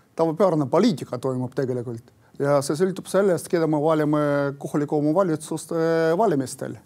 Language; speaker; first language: Estonian; non-native, local second language; Russian